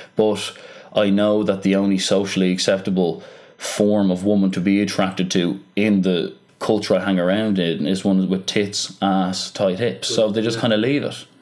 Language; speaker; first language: English; native; English